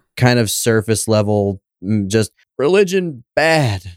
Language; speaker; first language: English; native; English